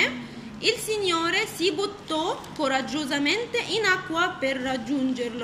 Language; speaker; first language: Italian; non-native, fluent; Arabic